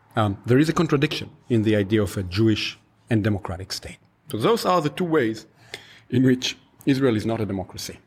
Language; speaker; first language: English; non-native, fluent; Hebrew